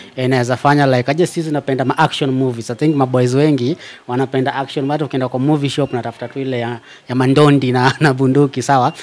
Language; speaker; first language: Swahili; native; Swahili